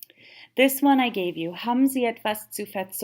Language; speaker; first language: German; non-native, fluent; English